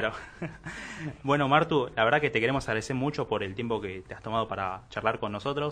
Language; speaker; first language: Spanish; native; Spanish